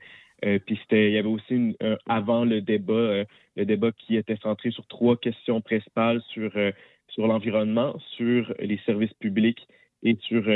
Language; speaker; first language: French; native; French